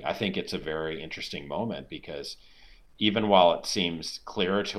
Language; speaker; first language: English; native; English